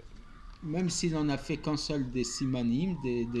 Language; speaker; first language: French; native; French